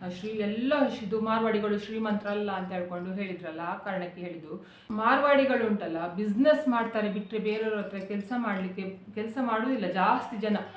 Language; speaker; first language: Kannada; native; Kannada